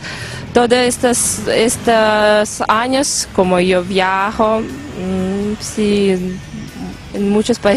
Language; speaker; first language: Spanish; non-native, learner; Russian